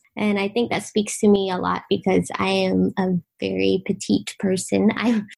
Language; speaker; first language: English; early bilingual, other home language; Vietnamese